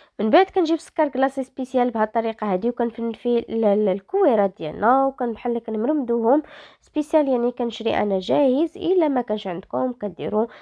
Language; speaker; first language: Arabic; native; Arabic